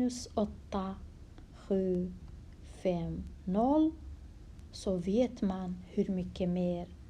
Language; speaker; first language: Swedish; non-native, fluent; Kurdish